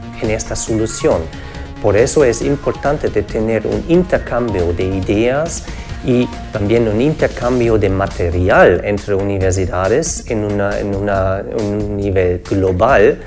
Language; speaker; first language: Spanish; non-native, fluent; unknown